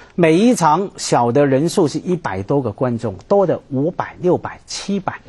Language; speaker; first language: Chinese; non-native, local second language; Cantonese